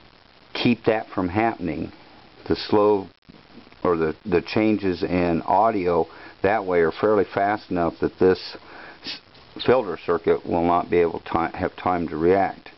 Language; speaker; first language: English; native; English